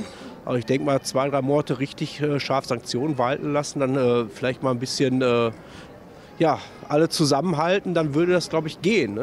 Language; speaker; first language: German; native; German